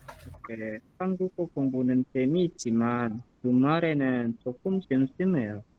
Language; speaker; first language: Korean; non-native, learner; Indonesian